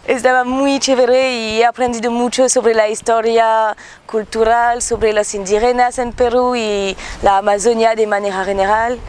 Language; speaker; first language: Spanish; non-native, learner; French